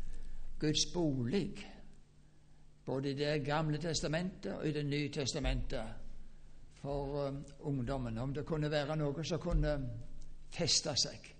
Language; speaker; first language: Norwegian; native; Norwegian